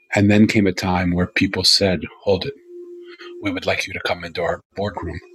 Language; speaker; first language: English; native; English